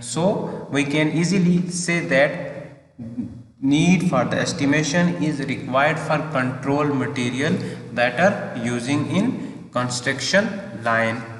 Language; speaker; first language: English; non-native, local second language; Hindi